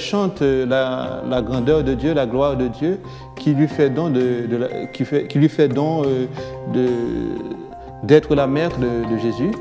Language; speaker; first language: French; non-native, local second language; Haitian Creole